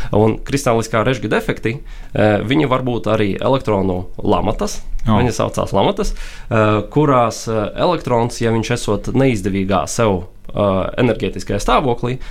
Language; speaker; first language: Latvian; non-native, local second language; Russian